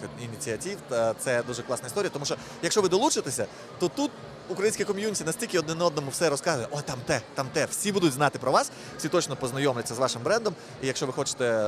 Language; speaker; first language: Ukrainian; native; Ukrainian